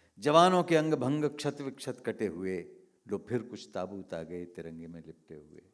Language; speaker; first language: Hindi; native; Hindi